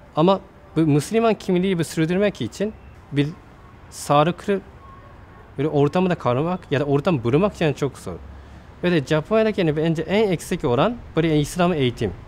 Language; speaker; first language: Turkish; non-native, fluent; Japanese